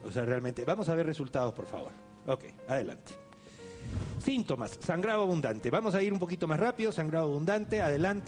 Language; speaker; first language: Spanish; native; Spanish